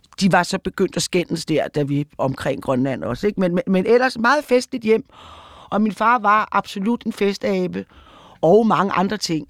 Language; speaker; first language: Danish; native; Danish